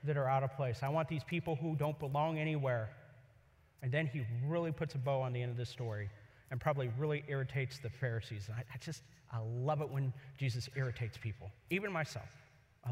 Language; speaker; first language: English; native; English